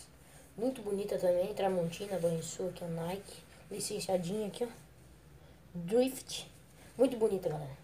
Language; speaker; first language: Portuguese; native; Portuguese